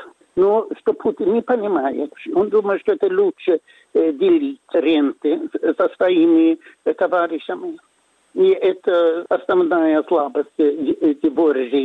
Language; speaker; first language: Russian; non-native, fluent; Swedish